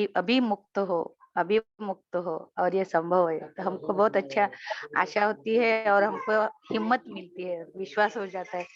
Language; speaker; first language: Hindi; non-native, local second language; Marathi